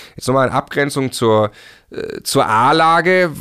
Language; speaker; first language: German; native; German